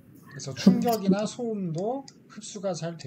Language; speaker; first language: Korean; native; Korean